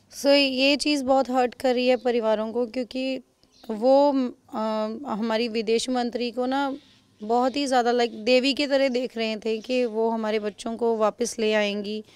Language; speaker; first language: Hindi; non-native, local second language; Punjabi